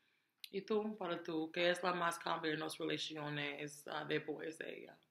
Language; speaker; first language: Spanish; non-native, learner; English